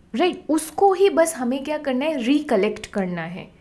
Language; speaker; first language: Hindi; native; Hindi